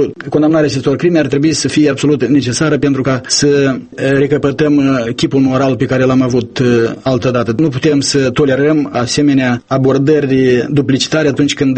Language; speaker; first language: Romanian; native; Romanian